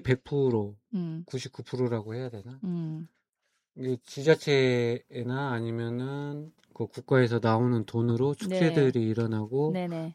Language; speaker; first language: Korean; native; Korean